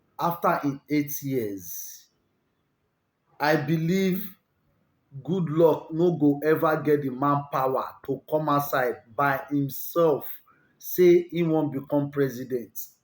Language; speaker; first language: Nigerian Pidgin; non-native, local second language; Yoruba